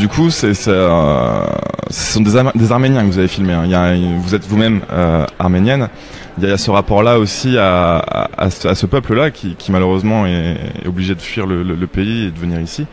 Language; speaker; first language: French; native; French